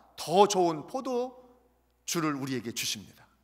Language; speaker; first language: Korean; native; Korean